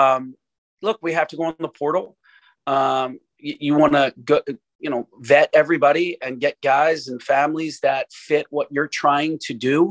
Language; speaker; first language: English; native; English